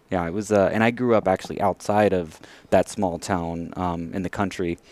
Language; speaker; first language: English; native; English